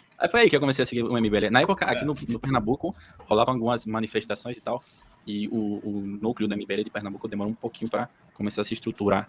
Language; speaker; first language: Portuguese; early bilingual, heritage; Portuguese